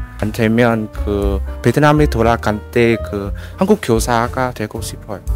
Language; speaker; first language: Korean; non-native, learner; Vietnamese